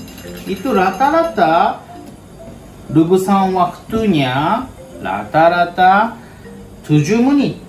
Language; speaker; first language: Indonesian; non-native, learner; Japanese